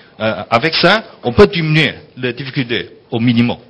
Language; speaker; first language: French; non-native, fluent; Chinese